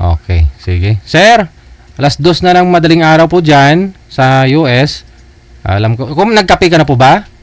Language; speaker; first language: Filipino; native; Filipino